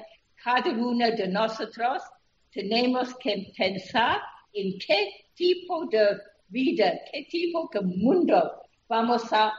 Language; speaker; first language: Spanish; non-native, fluent; English